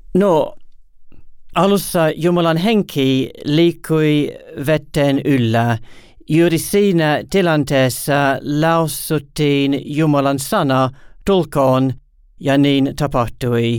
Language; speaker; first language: Finnish; non-native, learner; English